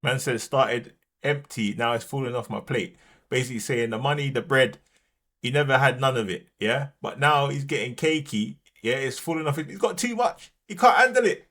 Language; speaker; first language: English; native; English